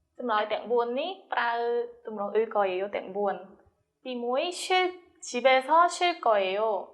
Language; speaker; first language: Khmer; non-native, fluent; Korean